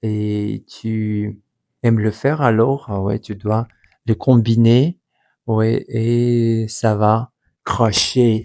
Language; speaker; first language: French; non-native, fluent; Russian